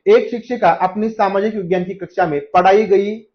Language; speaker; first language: Hindi; non-native, local second language; Marathi